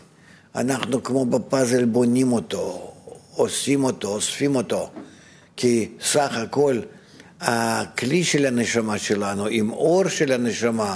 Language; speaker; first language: Hebrew; non-native, fluent; Russian